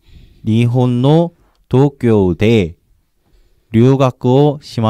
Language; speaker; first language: Japanese; non-native, learner; Korean